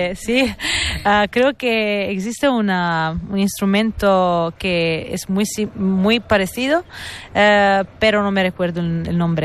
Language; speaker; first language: Spanish; non-native, fluent; Italian